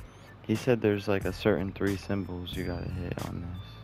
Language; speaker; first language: English; native; English